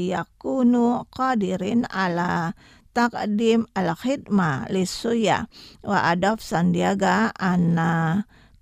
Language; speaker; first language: Arabic; non-native, fluent; Indonesian